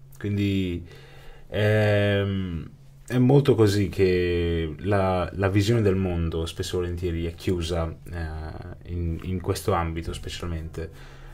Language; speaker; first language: Italian; early bilingual, other home language; Urdu